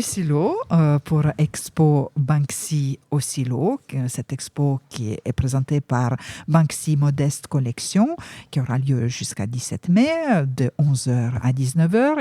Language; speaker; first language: French; native; French